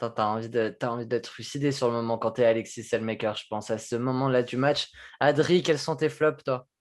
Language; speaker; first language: French; native; French